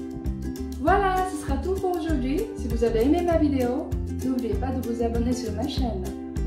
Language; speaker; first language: French; non-native, fluent; Korean